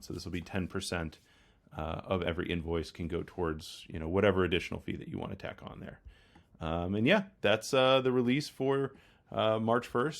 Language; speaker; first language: English; native; English